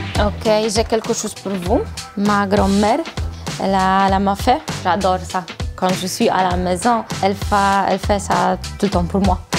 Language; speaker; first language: French; non-native, learner; Polish